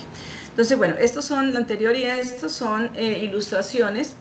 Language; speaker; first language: Spanish; native; Spanish